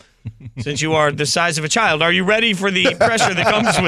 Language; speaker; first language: English; native; English